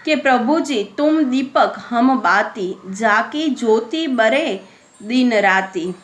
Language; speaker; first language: Hindi; non-native, local second language; Gujarati